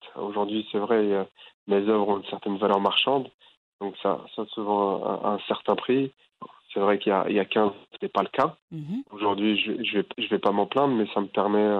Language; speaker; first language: French; native; French